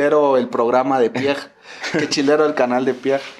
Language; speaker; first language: Spanish; native; Spanish